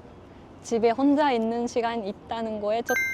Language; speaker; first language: Korean; non-native, learner; Japanese